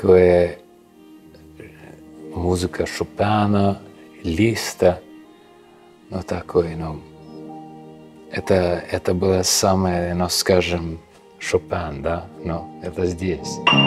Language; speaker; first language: Russian; non-native, local second language; Estonian